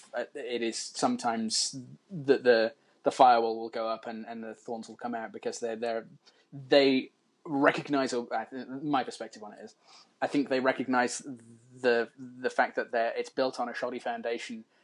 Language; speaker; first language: English; native; English